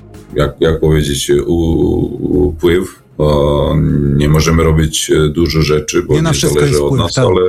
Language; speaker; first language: Polish; non-native, fluent; Serbian